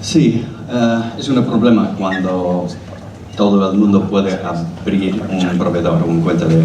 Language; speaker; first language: Spanish; non-native, learner; English